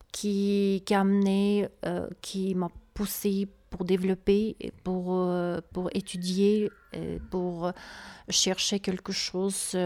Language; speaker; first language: French; non-native, learner; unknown